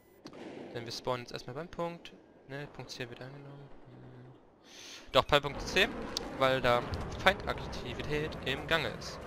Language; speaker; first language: German; native; German